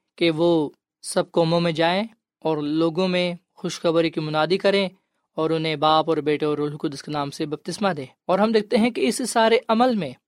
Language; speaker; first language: Urdu; non-native, local second language; Punjabi